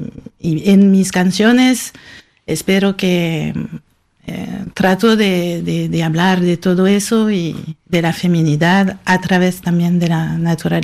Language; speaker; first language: Spanish; non-native, fluent; French